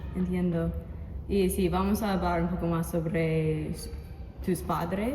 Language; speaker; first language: Spanish; non-native, learner; English